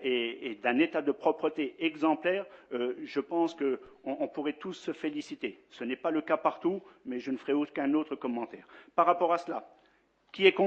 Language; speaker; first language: French; native; French